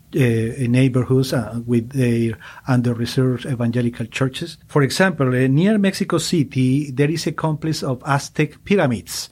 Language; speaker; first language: English; non-native, learner; Spanish